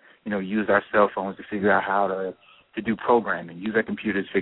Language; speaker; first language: English; native; English